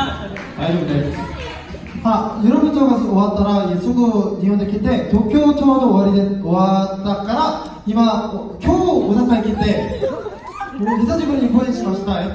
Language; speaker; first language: Japanese; non-native, learner; Korean